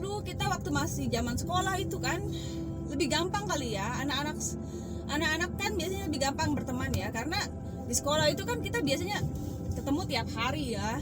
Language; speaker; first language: Indonesian; native; Indonesian